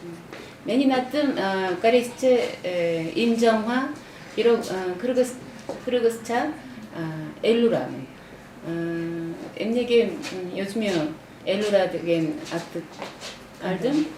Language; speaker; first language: Kyrgyz; non-native, fluent; Korean